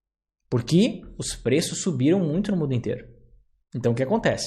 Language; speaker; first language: Portuguese; native; Portuguese